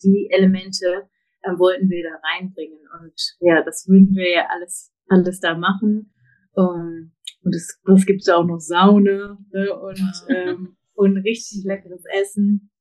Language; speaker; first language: German; non-native, fluent; English